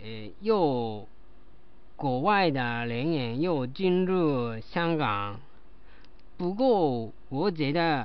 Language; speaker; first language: Chinese; non-native, learner; Japanese